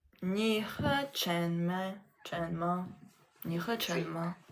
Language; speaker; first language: Chinese; non-native, learner; French